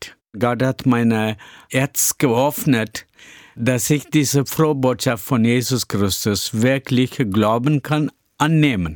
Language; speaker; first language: German; non-native, learner; Tamil